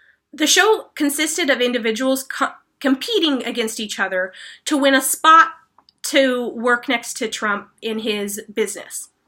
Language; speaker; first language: English; native; English